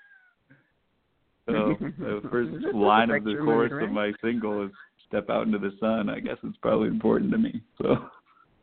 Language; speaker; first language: English; native; English